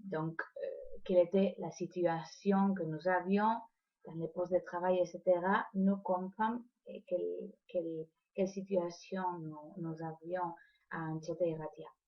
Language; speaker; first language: French; non-native, fluent; Spanish